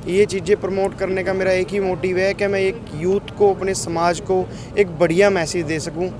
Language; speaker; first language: Hindi; non-native, local second language; Punjabi